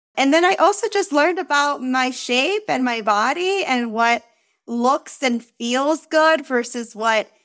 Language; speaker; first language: English; early bilingual, other home language; Spanish